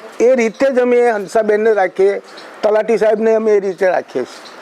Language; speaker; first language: Gujarati; native; Gujarati